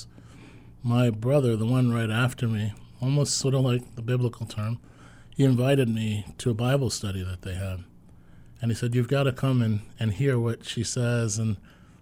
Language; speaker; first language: English; native; English